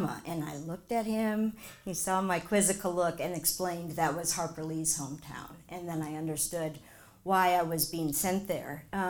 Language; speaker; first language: English; native; English